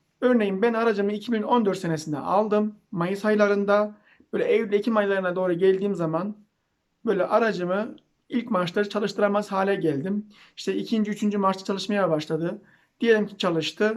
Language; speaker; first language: Turkish; native; Turkish